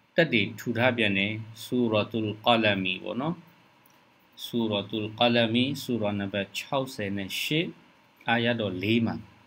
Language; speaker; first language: Burmese; native; Burmese